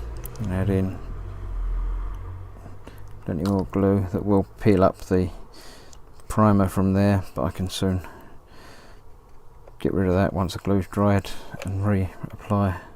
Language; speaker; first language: English; native; English